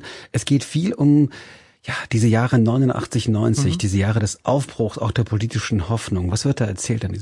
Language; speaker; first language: German; native; German